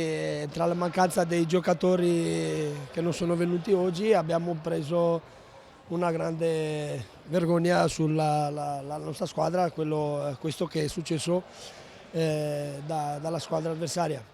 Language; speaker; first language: Italian; non-native, fluent; Romanian